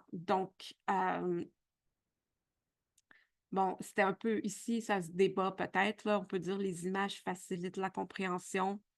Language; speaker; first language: French; native; French